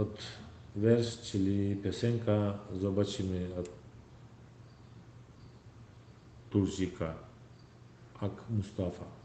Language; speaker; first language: Polish; non-native, learner; Turkmen